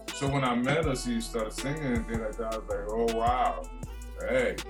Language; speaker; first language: English; native; English